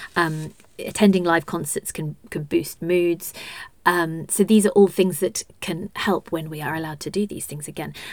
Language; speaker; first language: English; native; English